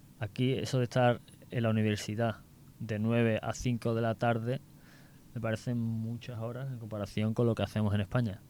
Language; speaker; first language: Spanish; native; Spanish